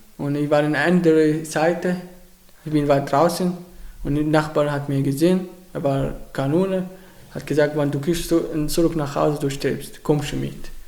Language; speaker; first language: German; non-native, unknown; Arabic